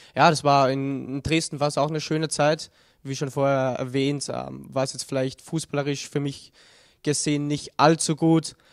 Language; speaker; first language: German; native; German